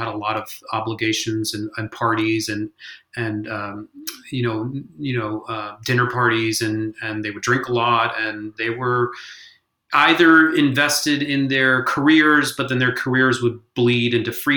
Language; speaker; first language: English; native; English